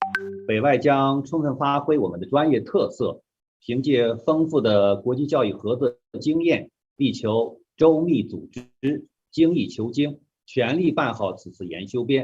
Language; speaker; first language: Chinese; native; Chinese